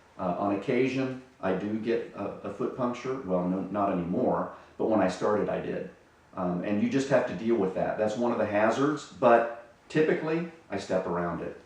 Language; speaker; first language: English; native; English